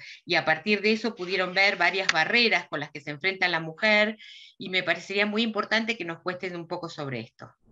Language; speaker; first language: Spanish; native; Spanish